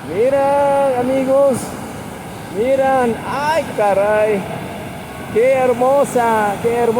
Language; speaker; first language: Spanish; non-native, fluent; English